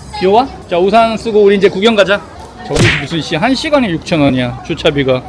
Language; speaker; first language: Korean; native; Korean